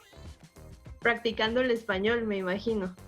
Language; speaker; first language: Spanish; native; Spanish